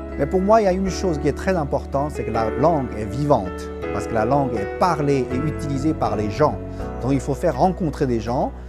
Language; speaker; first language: French; non-native, fluent; Chinese